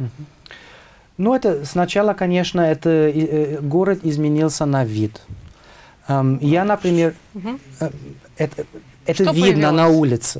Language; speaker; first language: Russian; non-native, fluent; German